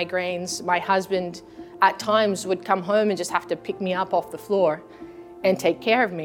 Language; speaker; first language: English; native; English